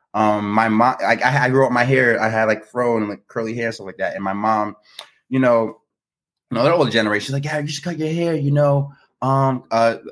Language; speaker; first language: English; native; English